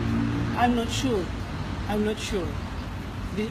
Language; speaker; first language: English; non-native, learner; Indonesian